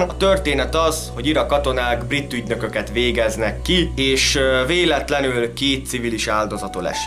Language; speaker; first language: Hungarian; native; Hungarian